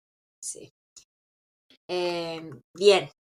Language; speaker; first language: Spanish; non-native, local second language; Korean